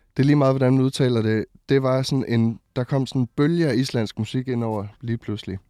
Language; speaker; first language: Danish; native; Danish